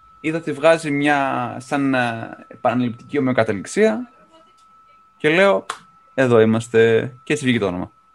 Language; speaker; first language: Greek; native; Greek